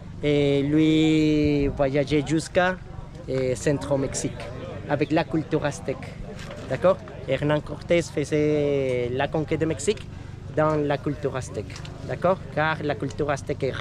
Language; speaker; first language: French; non-native, learner; Spanish